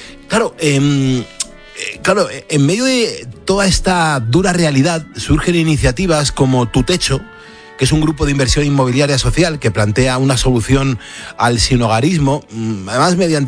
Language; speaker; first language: Spanish; native; Spanish